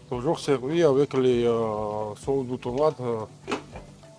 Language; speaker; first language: French; non-native, learner; Georgian